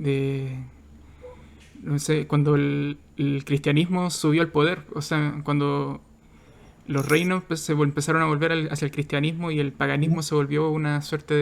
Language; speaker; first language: Spanish; native; Spanish